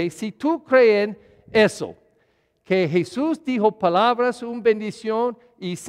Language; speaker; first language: Spanish; non-native, learner; English